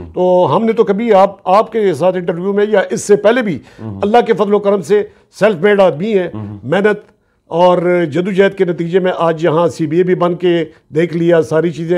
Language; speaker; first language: Urdu; non-native, local second language; Pashto